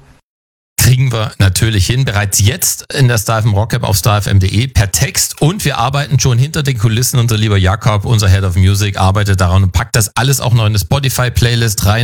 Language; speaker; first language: German; native; German